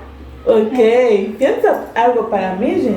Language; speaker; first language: Spanish; non-native, fluent; Haitian Creole